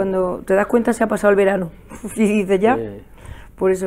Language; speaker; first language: Spanish; native; Spanish